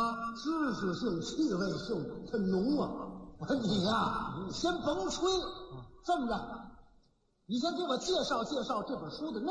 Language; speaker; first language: Chinese; native; Chinese